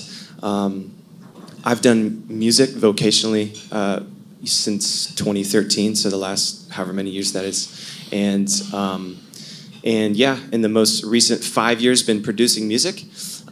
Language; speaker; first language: English; native; English